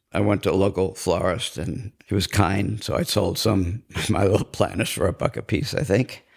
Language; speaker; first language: English; native; English